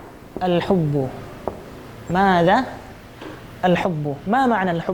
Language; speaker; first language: Arabic; non-native, fluent; Indonesian